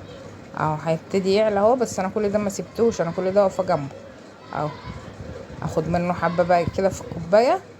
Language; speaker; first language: Arabic; native; Arabic